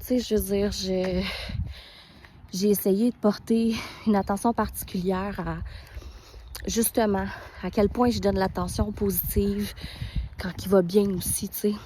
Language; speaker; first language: French; native; French